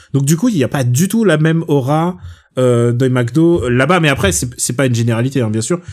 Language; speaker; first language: French; native; French